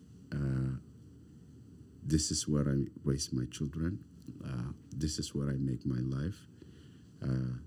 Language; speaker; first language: English; non-native, fluent; Somali